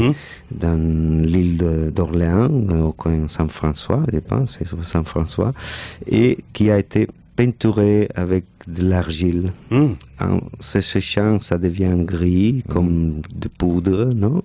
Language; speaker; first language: French; non-native, fluent; Catalan